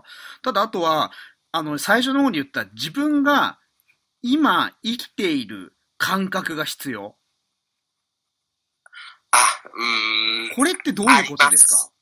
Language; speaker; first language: Japanese; native; Japanese